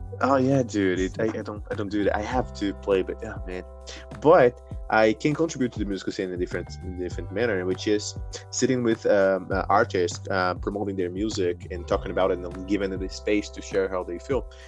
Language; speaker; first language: English; non-native, fluent; Portuguese